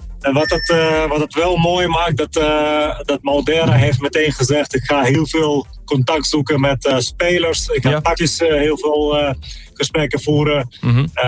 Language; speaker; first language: Dutch; non-native, fluent; Russian